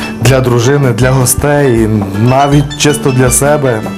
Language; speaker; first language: Ukrainian; native; Ukrainian